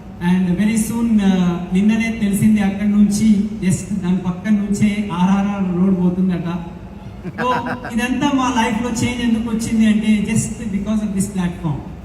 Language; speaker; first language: Telugu; non-native, local second language; Hindi